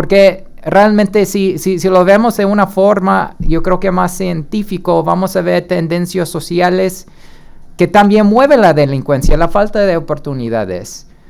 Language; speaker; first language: Spanish; early bilingual, heritage; Spanish